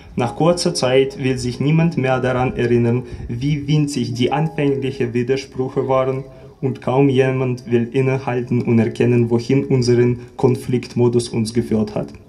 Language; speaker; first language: German; non-native, fluent; Ukrainian